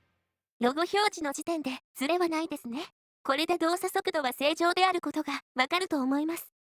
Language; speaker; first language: Japanese; native; Japanese